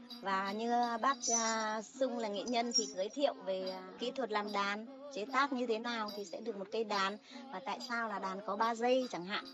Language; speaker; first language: Vietnamese; non-native, local second language; Tày